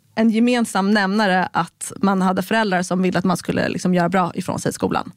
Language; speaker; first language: Swedish; early bilingual, other home language; French